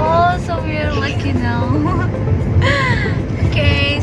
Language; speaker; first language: English; non-native, learner; Indonesian